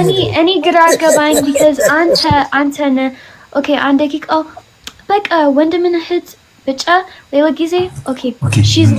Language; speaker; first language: Amharic; early bilingual, heritage; Amharic